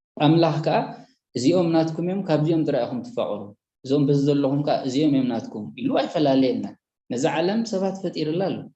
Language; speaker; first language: Tigrinya; native; Tigrinya